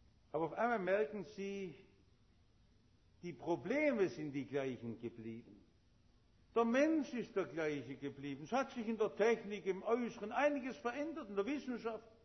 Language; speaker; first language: German; native; German